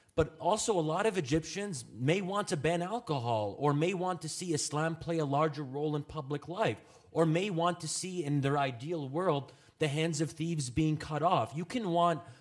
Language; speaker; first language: English; native; English